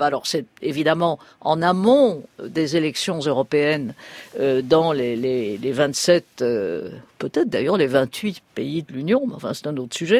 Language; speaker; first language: French; native; French